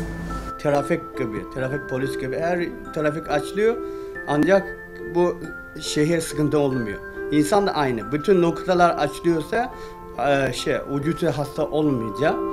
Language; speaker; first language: Turkish; non-native, learner; Chinese